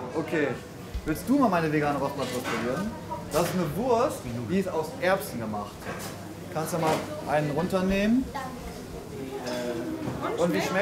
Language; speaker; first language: German; native; German